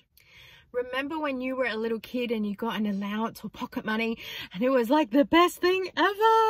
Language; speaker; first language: English; native; English